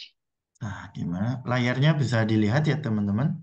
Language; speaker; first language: Indonesian; native; Indonesian